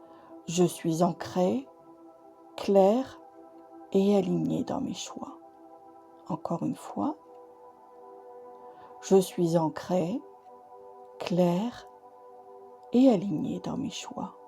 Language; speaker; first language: French; native; French